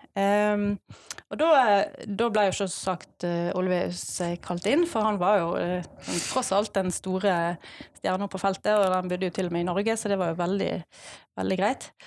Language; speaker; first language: Norwegian; native; Norwegian